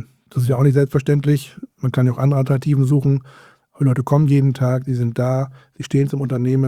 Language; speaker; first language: German; native; German